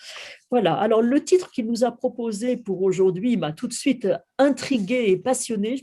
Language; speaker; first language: French; native; French